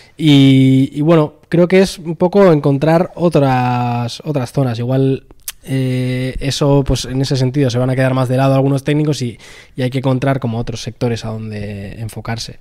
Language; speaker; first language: Spanish; native; Spanish